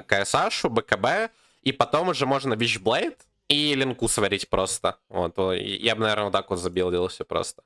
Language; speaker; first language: Russian; native; Russian